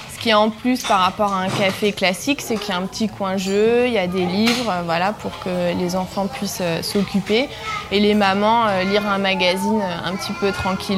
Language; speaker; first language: French; native; French